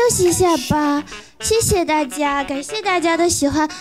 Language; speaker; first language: Chinese; native; Chinese